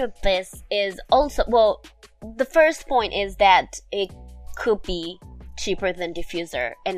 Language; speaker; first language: English; non-native, fluent; Japanese